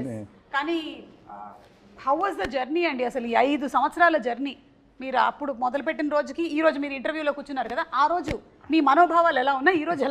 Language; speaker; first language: Telugu; native; Telugu